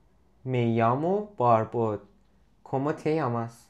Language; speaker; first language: Spanish; non-native, learner; Persian